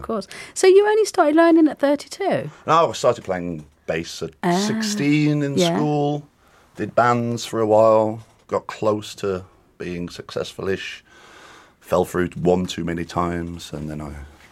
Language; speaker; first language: English; native; English